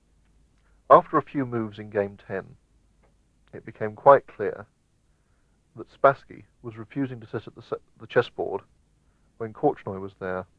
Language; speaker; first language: English; native; English